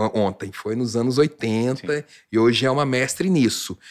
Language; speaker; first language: Portuguese; native; Portuguese